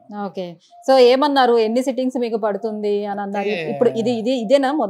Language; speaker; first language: Telugu; native; Telugu